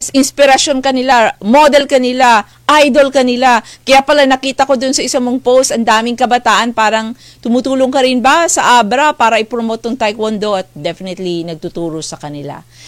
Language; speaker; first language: Filipino; native; Filipino